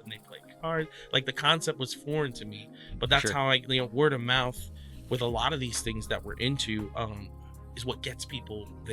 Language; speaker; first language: English; native; English